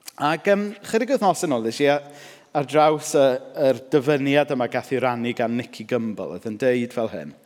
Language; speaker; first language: Welsh; native; Welsh